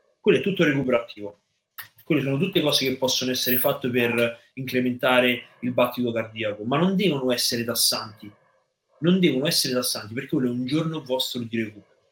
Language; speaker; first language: Italian; native; Italian